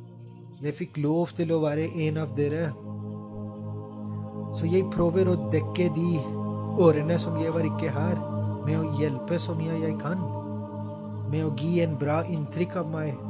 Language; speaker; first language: Norwegian; non-native, fluent; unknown